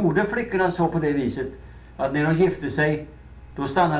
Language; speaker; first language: Swedish; native; Swedish